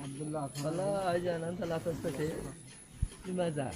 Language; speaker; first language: Arabic; non-native, fluent; Rohingya